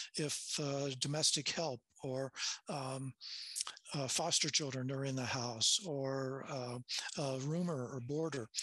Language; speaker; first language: English; native; English